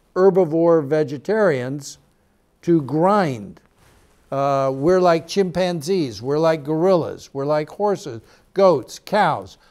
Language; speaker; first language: English; native; English